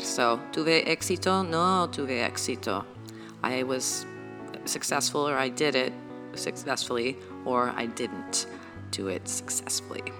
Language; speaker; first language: English; native; English